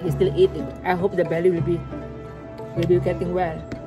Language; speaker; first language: English; non-native, learner; Indonesian